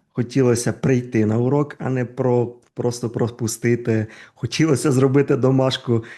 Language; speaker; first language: Ukrainian; native; Ukrainian